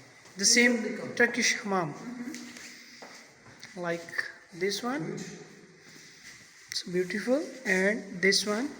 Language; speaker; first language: English; non-native, local second language; Urdu